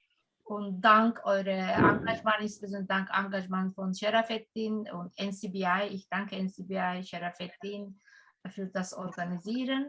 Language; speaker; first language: German; non-native, fluent; Turkish